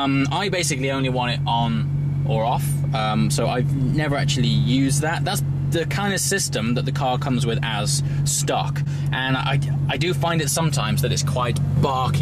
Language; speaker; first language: English; native; English